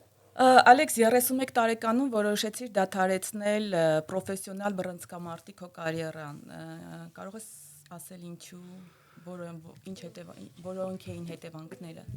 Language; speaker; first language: Armenian; early bilingual, heritage; Armenian